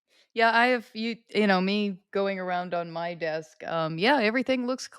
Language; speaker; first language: English; native; English